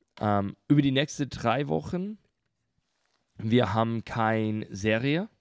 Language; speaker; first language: German; non-native, learner; English